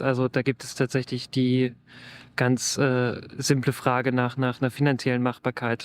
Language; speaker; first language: German; native; German